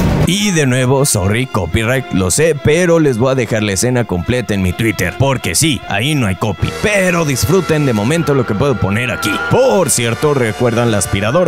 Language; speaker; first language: Spanish; native; Spanish